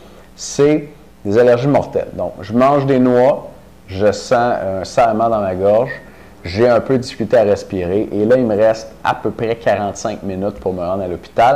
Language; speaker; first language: French; native; French